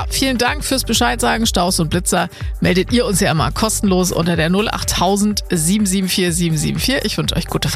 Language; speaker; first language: German; native; German